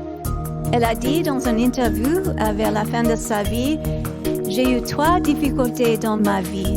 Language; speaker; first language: French; non-native, fluent; English